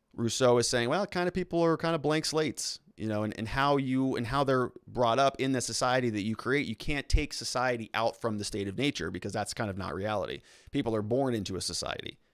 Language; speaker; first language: English; native; English